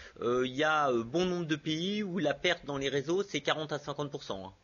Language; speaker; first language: French; native; French